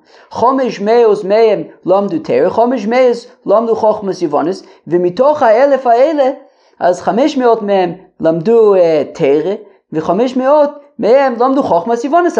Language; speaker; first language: Hebrew; non-native, fluent; English